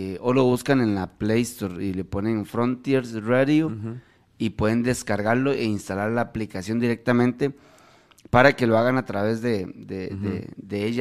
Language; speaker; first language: Spanish; native; Spanish